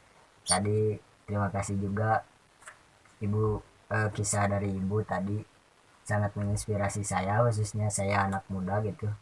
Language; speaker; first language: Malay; non-native, local second language; Sundanese